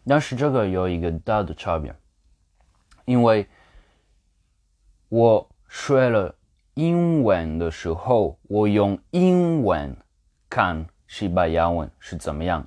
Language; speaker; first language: Chinese; non-native, learner; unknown